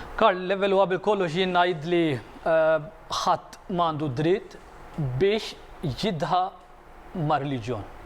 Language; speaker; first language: Maltese; non-native, fluent; Arabic